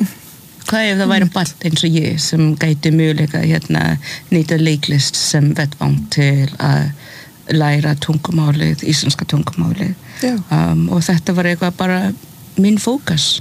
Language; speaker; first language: Icelandic; early bilingual, heritage; Icelandic